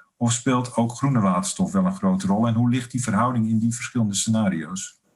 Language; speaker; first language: Dutch; native; Dutch